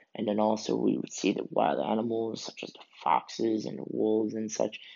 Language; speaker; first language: English; native; English